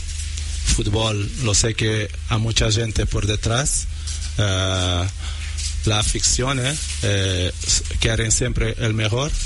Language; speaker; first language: Spanish; non-native, learner; Portuguese